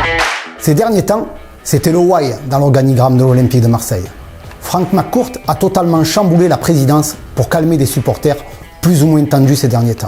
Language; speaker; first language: French; native; French